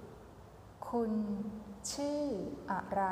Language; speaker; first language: Thai; non-native, fluent; Chinese